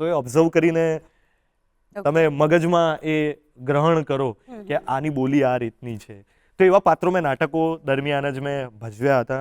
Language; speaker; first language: Gujarati; native; Gujarati